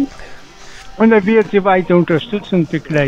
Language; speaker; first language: German; non-native, fluent; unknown